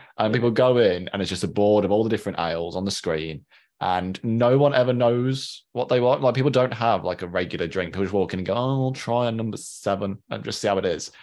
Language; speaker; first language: English; native; English